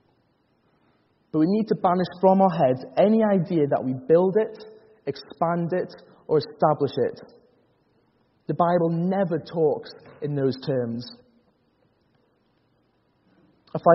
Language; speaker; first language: English; native; English